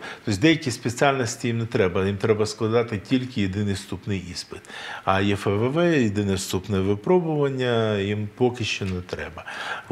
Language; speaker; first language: Ukrainian; native; Ukrainian